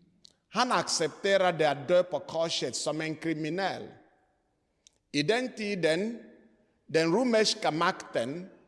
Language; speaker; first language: Swedish; non-native, fluent; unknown